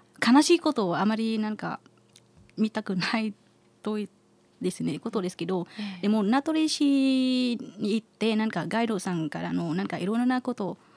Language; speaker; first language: Japanese; non-native, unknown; Vietnamese